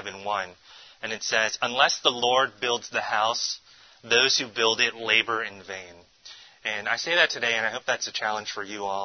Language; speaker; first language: English; native; English